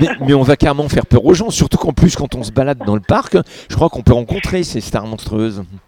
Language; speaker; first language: French; native; French